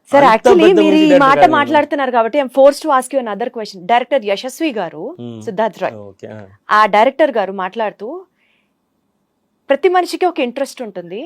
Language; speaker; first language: Telugu; native; Telugu